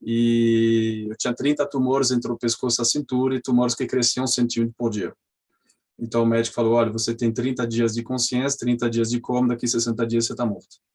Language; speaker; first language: Portuguese; non-native, fluent; French